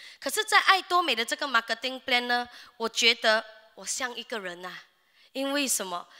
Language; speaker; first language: Chinese; native; Chinese